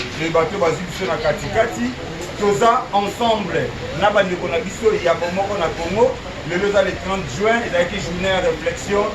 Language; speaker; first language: Lingala; native; Lingala